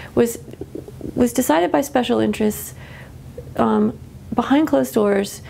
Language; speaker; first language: English; native; English